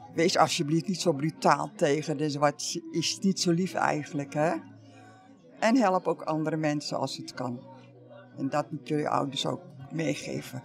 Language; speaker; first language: Dutch; native; Dutch